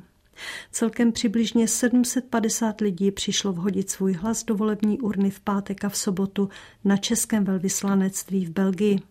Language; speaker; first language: Czech; native; Czech